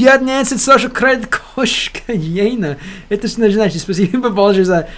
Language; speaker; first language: Russian; non-native, learner; English